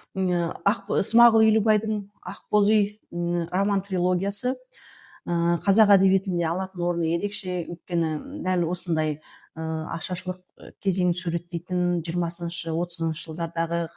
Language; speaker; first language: Kazakh; native; Kazakh